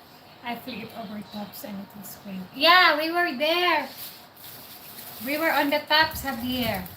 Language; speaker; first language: English; non-native, local second language; Cebuano